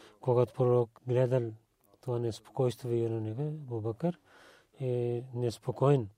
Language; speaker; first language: Bulgarian; non-native, learner; Urdu